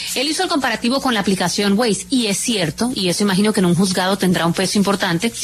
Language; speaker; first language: Spanish; native; Spanish